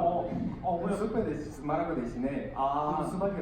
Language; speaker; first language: Korean; non-native, learner; Bulgarian